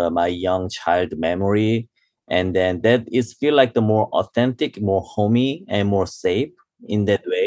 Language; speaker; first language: English; non-native, learner; Korean